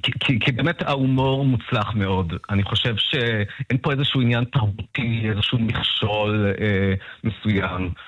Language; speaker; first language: Hebrew; early bilingual, other home language; Russian